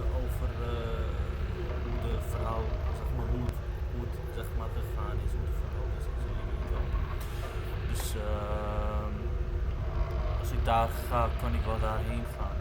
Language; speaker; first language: Dutch; non-native, local second language; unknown